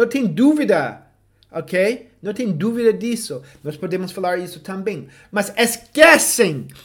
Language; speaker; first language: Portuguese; non-native, fluent; English